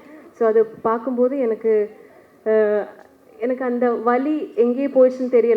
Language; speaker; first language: Tamil; non-native, learner; Malayalam